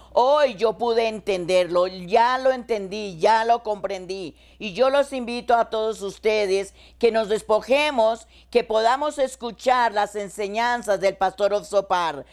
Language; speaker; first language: Spanish; native; Spanish